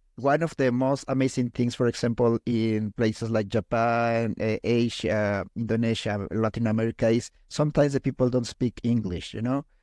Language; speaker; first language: English; non-native, fluent; Spanish